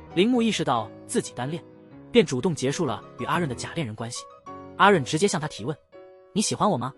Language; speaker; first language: Chinese; native; Chinese